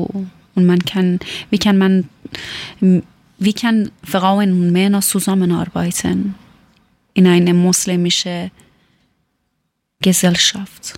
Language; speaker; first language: German; non-native, learner; Persian